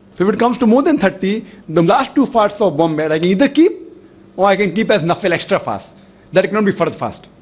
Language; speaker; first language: English; non-native, local second language; Urdu